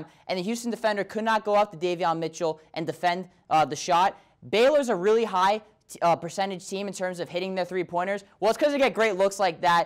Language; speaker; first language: English; native; English